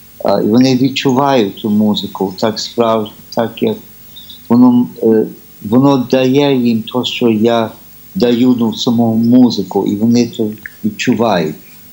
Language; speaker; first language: Ukrainian; early bilingual, heritage; Ukrainian